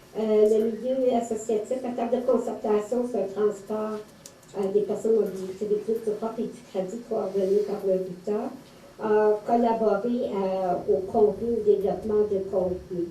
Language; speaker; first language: French; native; French